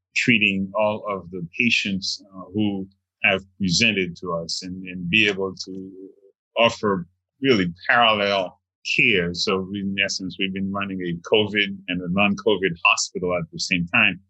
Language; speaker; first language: English; non-native, fluent; Haitian Creole